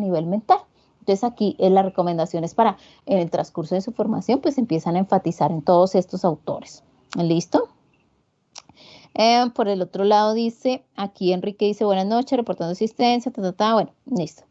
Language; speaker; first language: Spanish; native; Spanish